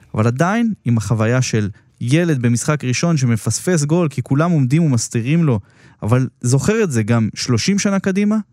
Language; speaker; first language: Hebrew; native; Hebrew